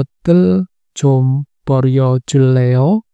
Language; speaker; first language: Korean; non-native, fluent; Indonesian